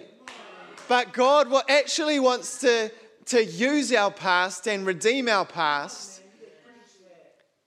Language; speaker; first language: English; native; English